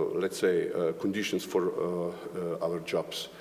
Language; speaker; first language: English; non-native, fluent; Slovenian